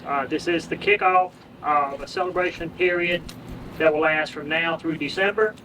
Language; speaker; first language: English; native; English